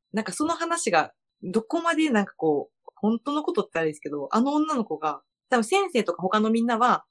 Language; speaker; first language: Japanese; early bilingual, other home language; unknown